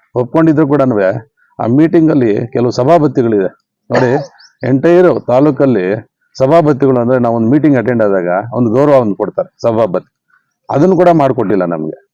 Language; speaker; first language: Kannada; native; Kannada